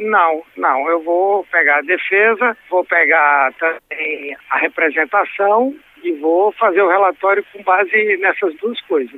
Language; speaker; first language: Portuguese; native; Portuguese